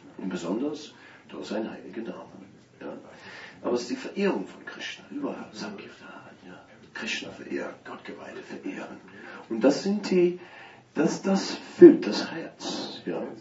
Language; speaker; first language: German; non-native, fluent; Dutch